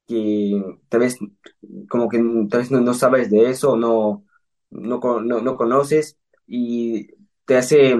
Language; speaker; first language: Spanish; early bilingual, heritage; Spanish